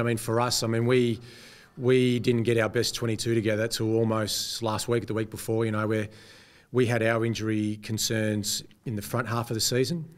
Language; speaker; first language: English; native; English